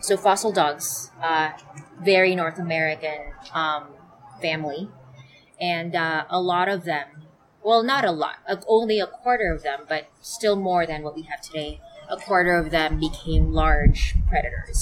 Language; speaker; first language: English; non-native, local second language; Filipino